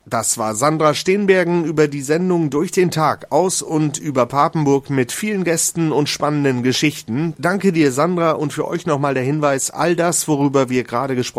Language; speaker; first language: German; native; German